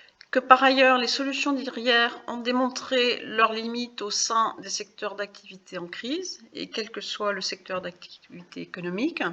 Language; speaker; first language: French; native; French